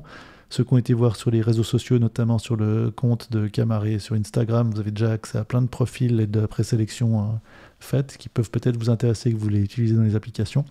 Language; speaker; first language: French; native; French